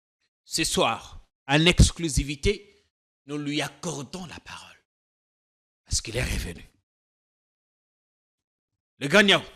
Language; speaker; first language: French; non-native, local second language; Lingala